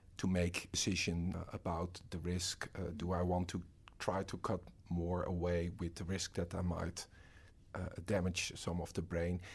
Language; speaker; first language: English; non-native, fluent; Dutch